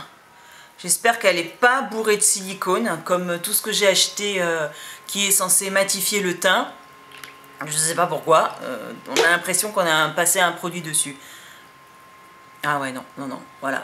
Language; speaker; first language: French; native; French